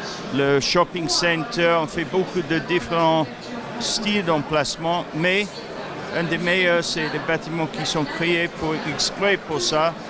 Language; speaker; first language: French; non-native, fluent; English